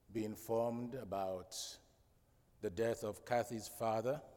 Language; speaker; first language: English; non-native, local second language; Krio